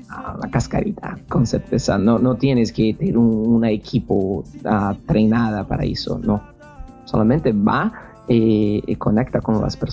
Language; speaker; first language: Spanish; non-native, fluent; Portuguese